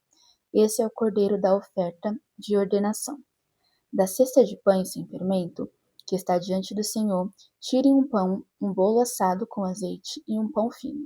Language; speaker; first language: Portuguese; native; Portuguese